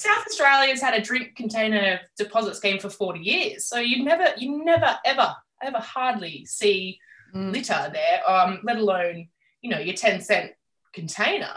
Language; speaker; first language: English; native; English